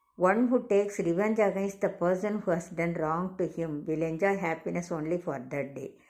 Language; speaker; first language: English; non-native, local second language; Tamil